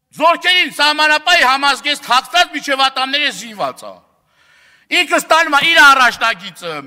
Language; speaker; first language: Armenian; native; Armenian